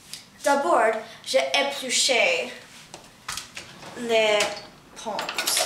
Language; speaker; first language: French; non-native, learner; English